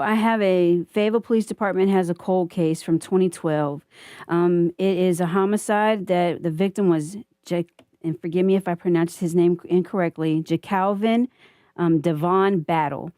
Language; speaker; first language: English; native; English